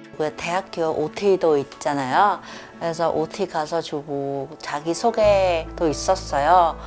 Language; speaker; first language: Korean; non-native, learner; Vietnamese